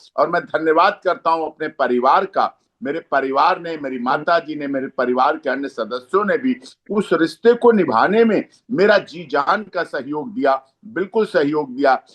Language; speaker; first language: Hindi; native; Hindi